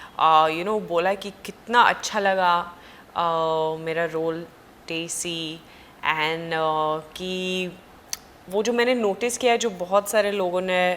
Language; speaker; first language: Hindi; non-native, fluent; Swedish